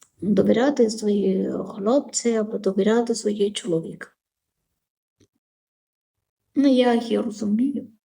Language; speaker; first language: Ukrainian; non-native, learner; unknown